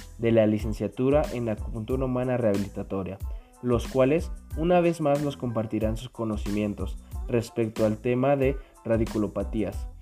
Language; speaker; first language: Spanish; native; Spanish